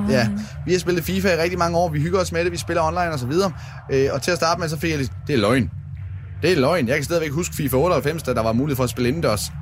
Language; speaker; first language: Danish; native; Danish